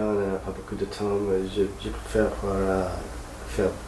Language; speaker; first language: French; non-native, learner; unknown